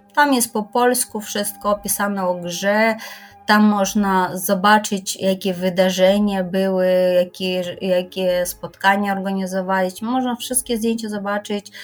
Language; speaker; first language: Polish; non-native, fluent; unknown